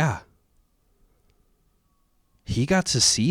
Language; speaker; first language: English; native; English